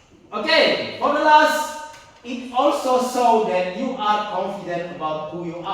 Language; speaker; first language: English; non-native, learner; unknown